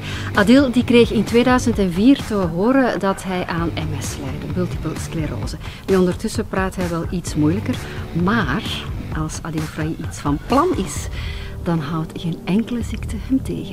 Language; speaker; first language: Dutch; native; Dutch